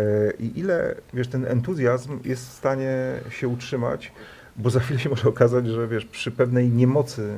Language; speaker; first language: Polish; native; Polish